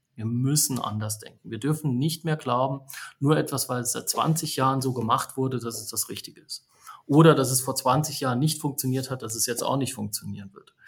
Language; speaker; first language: German; native; German